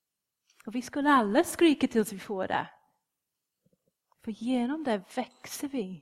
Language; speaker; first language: Swedish; non-native, fluent; English